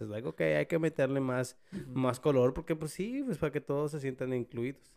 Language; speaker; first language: Spanish; early bilingual, heritage; Spanish